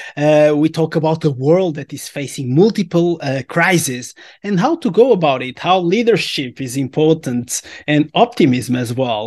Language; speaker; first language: English; non-native, fluent; Portuguese